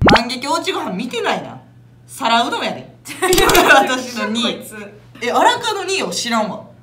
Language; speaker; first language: Japanese; native; Japanese